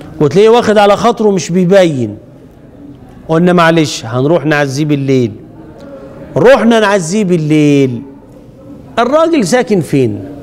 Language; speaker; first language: Arabic; native; Arabic